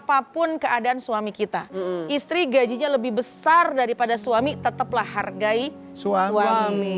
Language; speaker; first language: Indonesian; native; Indonesian